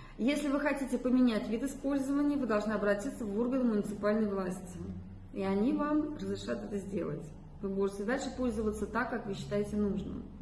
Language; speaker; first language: Russian; native; Russian